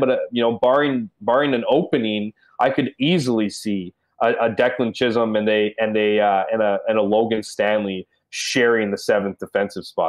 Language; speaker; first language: English; native; English